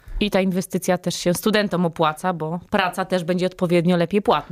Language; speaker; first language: Polish; native; Polish